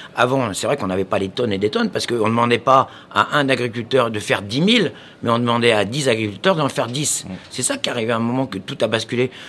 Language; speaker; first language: French; native; French